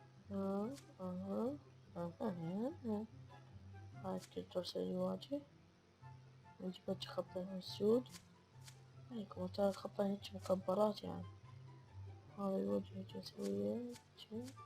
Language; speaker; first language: Arabic; native; Arabic